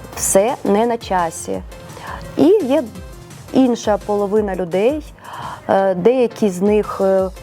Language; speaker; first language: Ukrainian; non-native, local second language; Russian